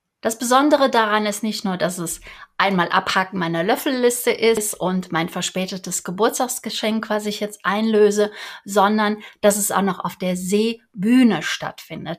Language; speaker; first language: German; native; German